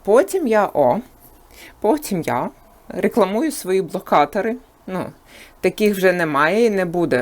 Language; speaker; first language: Ukrainian; non-native, local second language; Russian